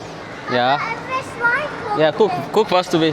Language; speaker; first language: German; non-native, learner; Amharic